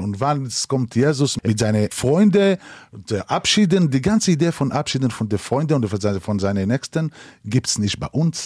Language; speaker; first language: German; non-native, learner; Hebrew